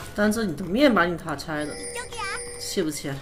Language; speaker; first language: Chinese; native; Chinese